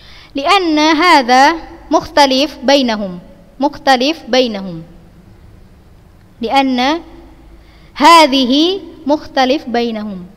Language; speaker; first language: Arabic; non-native, fluent; Indonesian